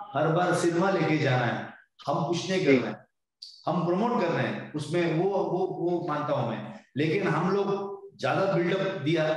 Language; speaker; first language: Hindi; non-native, local second language; Kannada